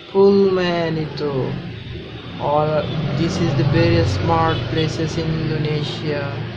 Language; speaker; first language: English; non-native, local second language; Bangla